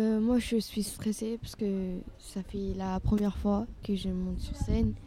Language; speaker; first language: French; early bilingual, other home language; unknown